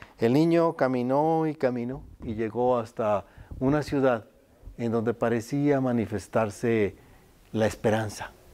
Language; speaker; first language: Spanish; native; Spanish